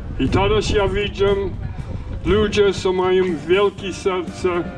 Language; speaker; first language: Polish; non-native, learner; English